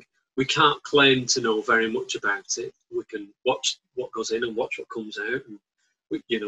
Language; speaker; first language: English; native; English